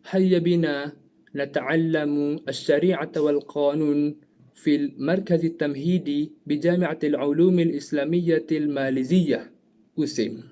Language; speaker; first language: Arabic; non-native, learner; Malay